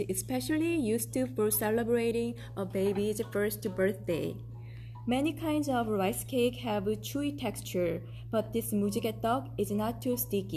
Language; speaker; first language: English; non-native, fluent; Korean